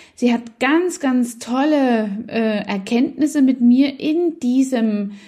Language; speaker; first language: German; native; German